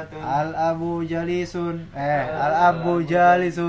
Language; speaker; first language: Arabic; non-native, fluent; Indonesian